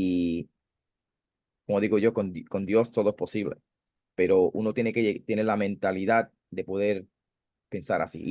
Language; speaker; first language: Spanish; early bilingual, heritage; Spanish